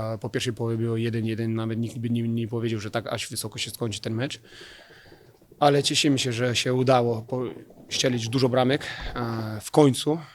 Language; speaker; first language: Polish; non-native, fluent; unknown